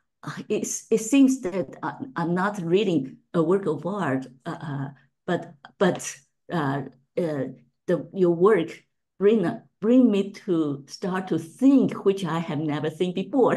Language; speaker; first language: English; non-native, fluent; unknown